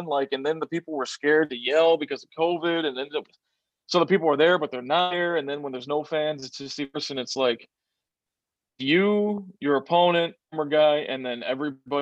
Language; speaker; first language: English; native; English